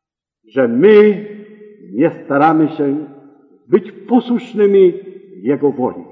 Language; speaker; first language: Polish; native; Polish